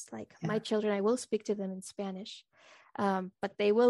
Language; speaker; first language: English; non-native, fluent; Spanish